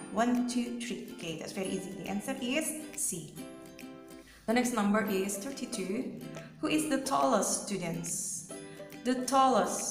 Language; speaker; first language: English; non-native, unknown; Indonesian